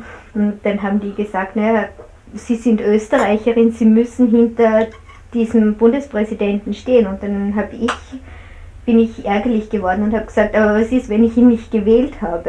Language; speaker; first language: German; native; German